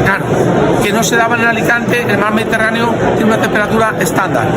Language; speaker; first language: Spanish; native; Spanish